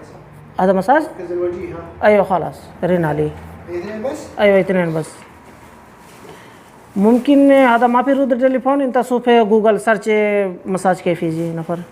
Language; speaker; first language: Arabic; non-native, learner; Hindi